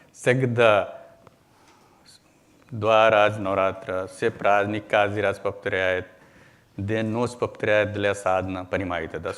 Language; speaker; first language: Russian; non-native, learner; Hindi